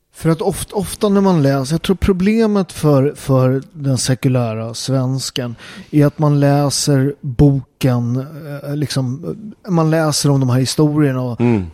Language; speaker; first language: Swedish; early bilingual, other home language; Italian